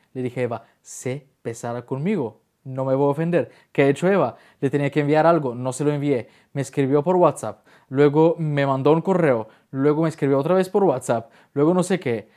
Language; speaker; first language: Spanish; non-native, fluent; Bulgarian